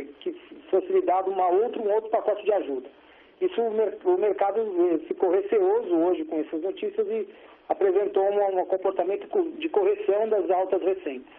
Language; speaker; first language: Portuguese; native; Portuguese